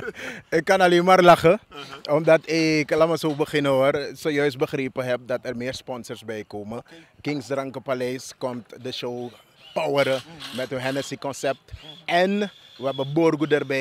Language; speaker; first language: Dutch; native; Dutch